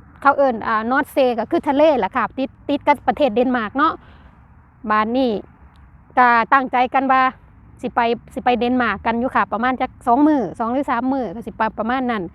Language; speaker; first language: Thai; non-native, local second language; Lao